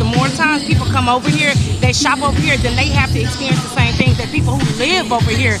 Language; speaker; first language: English; native; English